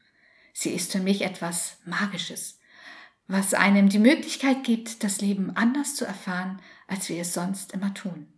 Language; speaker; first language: German; native; German